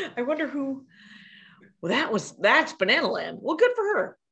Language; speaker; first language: English; native; English